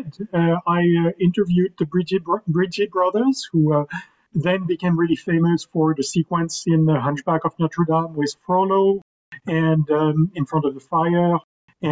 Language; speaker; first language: English; non-native, fluent; French